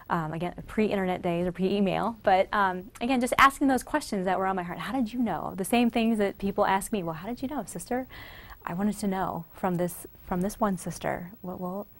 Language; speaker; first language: English; native; English